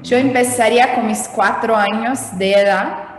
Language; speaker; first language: Spanish; non-native, fluent; Portuguese